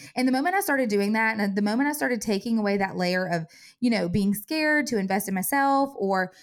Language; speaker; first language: English; native; English